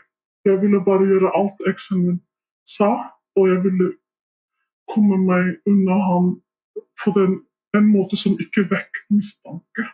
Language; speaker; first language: Norwegian; non-native, fluent; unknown